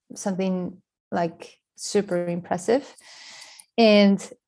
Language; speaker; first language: English; non-native, fluent; Spanish